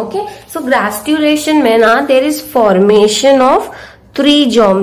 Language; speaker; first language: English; non-native, local second language; Hindi